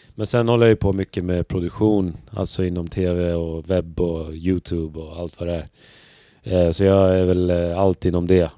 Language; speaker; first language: Swedish; native; Swedish